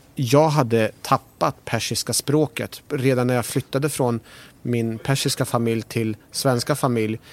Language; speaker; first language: Swedish; early bilingual, other home language; Persian